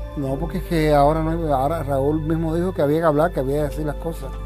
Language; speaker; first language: Spanish; native; Spanish